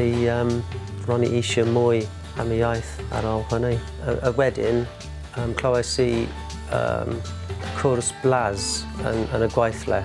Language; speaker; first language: Welsh; non-native, learner; English